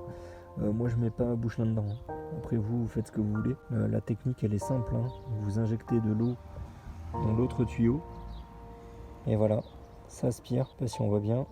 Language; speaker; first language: French; native; French